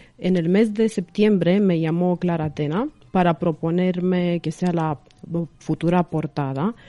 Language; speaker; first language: Spanish; non-native, fluent; Romanian